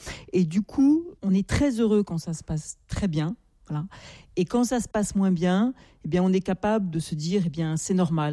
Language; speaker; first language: French; native; French